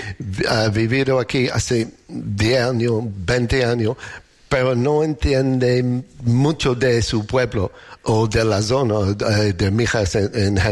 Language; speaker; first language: Spanish; non-native, fluent; English